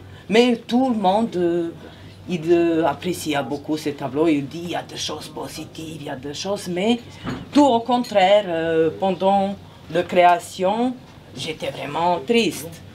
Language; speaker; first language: French; non-native, fluent; Serbian